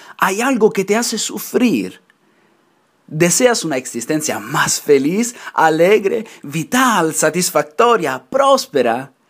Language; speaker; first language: Spanish; non-native, fluent; Italian